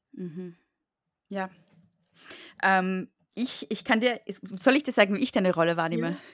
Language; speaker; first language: German; native; German